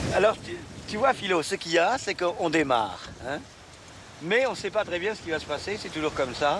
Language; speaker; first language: French; native; French